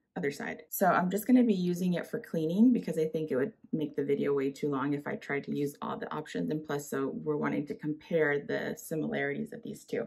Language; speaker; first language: English; early bilingual, other home language; Spanish